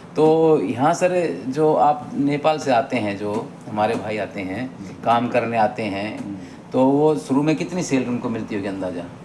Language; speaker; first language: Hindi; native; Hindi